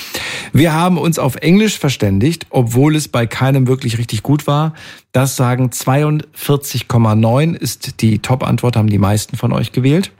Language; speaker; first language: German; native; German